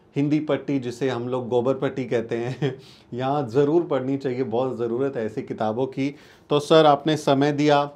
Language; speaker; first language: Hindi; native; Hindi